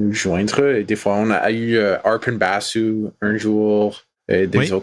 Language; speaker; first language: French; non-native, learner; English